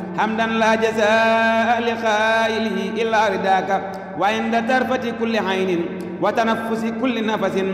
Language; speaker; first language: Arabic; non-native, fluent; Wolof